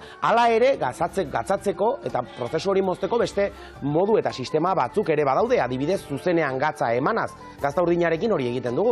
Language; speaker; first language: Basque; native; Basque